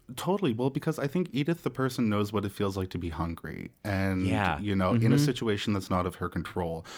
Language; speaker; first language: English; native; English